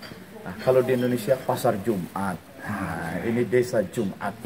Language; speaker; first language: Indonesian; native; Indonesian